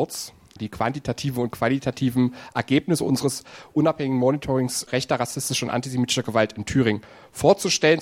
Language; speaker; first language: German; native; German